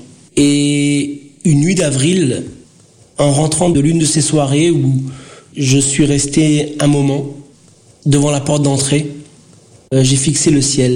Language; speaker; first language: French; early bilingual, other home language; Portuguese